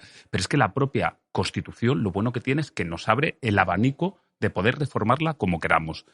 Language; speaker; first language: Spanish; native; Spanish